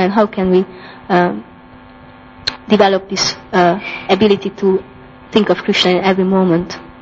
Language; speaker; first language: English; non-native, fluent; Hungarian